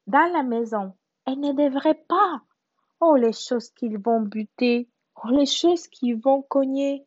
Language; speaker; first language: French; non-native, learner; Spanish